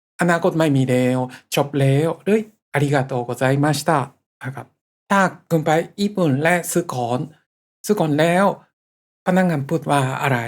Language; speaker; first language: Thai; non-native, fluent; Japanese